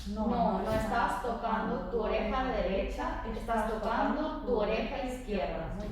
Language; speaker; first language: Spanish; non-native, learner; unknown